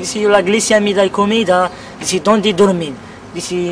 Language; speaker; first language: Spanish; non-native, learner; Kabyle